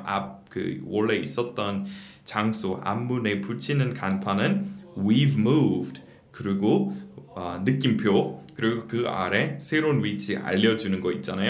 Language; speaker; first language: Korean; non-native, fluent; English